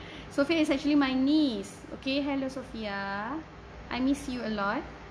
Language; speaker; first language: English; non-native, local second language; Malay